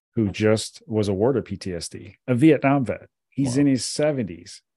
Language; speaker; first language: English; native; English